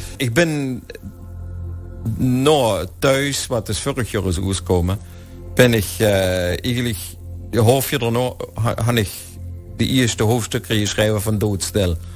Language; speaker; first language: Dutch; non-native, local second language; Limburgish